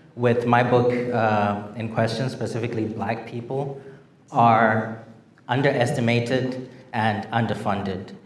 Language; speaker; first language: English; non-native, local second language; Shona